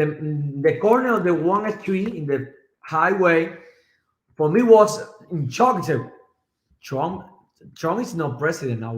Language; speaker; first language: English; non-native, learner; Spanish